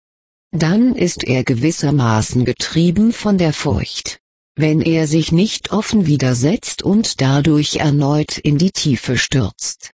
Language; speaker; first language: German; native; German